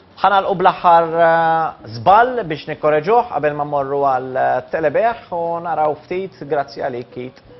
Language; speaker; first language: Maltese; native; Maltese